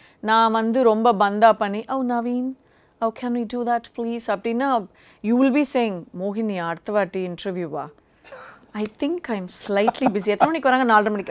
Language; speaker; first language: Tamil; native; Tamil